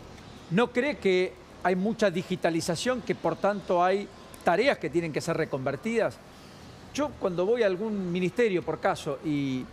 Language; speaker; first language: Spanish; native; Spanish